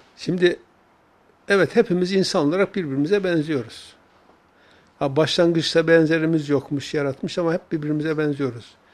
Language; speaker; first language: Turkish; native; Turkish